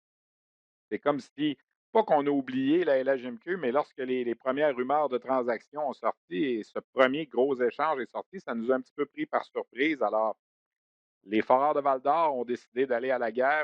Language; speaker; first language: French; native; French